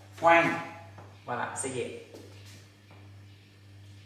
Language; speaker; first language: French; non-native, learner; Thai